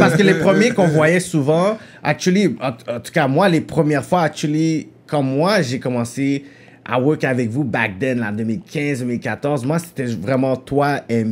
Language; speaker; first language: French; native; French